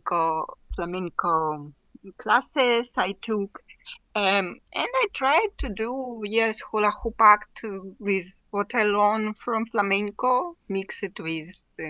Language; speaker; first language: English; non-native, learner; Russian